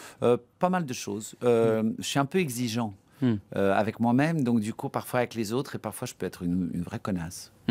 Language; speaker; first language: French; native; French